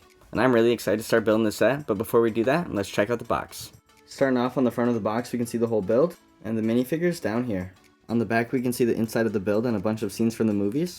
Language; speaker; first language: English; native; English